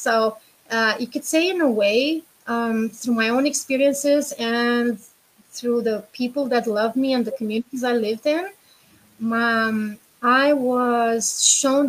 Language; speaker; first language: English; non-native, fluent; Romanian